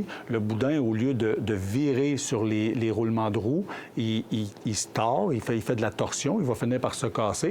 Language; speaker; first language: French; native; French